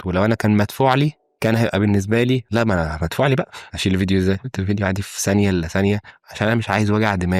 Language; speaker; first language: Arabic; native; Arabic